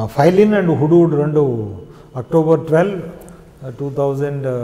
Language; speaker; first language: Telugu; native; Telugu